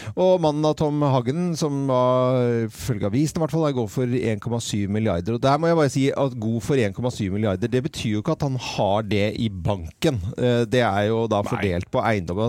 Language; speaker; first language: Norwegian; native; Norwegian